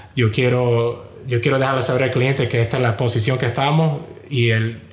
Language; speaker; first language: Spanish; early bilingual, heritage; Spanish